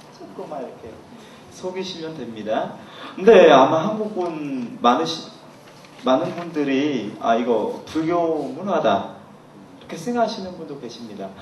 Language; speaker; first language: Korean; non-native, fluent; Khmer